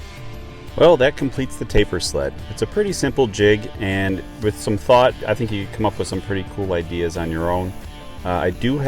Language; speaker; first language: English; native; English